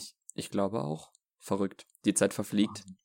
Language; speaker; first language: German; native; German